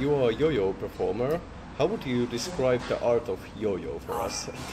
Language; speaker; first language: English; non-native, fluent; Finnish